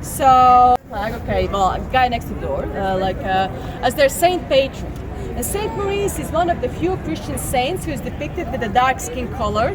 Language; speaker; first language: English; non-native, fluent; Latvian